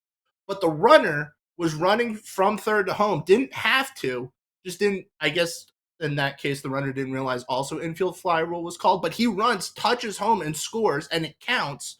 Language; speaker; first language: English; native; English